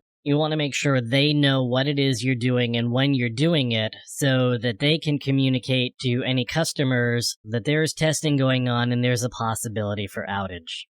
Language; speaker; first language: English; native; English